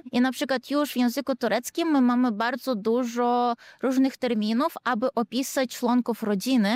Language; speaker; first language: Polish; native; Polish